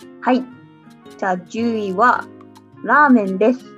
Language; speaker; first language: Japanese; non-native, fluent; English